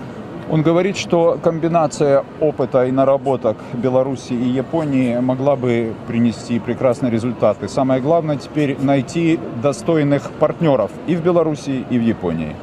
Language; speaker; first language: Russian; native; Russian